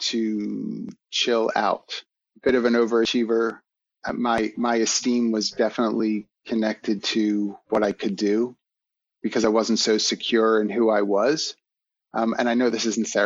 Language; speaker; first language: English; native; English